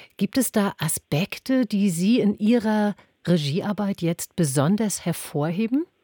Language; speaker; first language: German; native; German